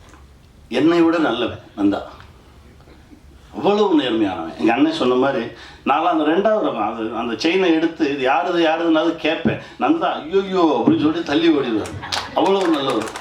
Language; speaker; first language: Tamil; native; Tamil